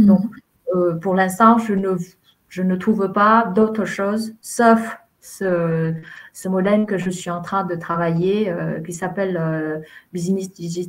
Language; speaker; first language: French; non-native, fluent; Vietnamese